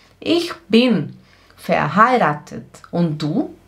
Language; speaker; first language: German; non-native, fluent; Portuguese